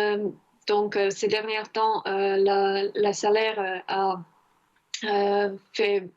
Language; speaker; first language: French; non-native, fluent; Croatian